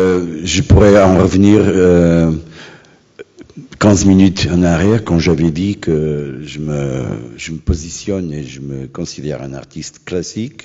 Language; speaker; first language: French; non-native, fluent; Portuguese